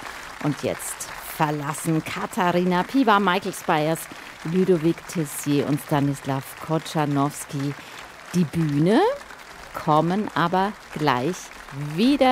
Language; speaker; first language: German; native; German